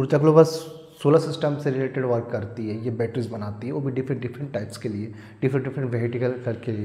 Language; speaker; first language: Hindi; native; Hindi